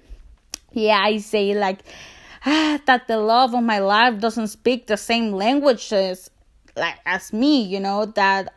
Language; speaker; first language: English; non-native, learner; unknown